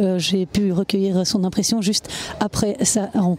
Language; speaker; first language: French; native; French